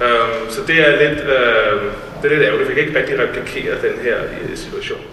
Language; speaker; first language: Danish; native; Danish